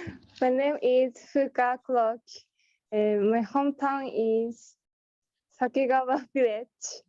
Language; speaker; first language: English; non-native, learner; Japanese